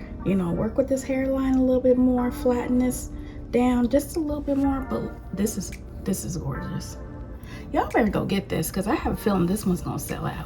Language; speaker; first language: English; native; English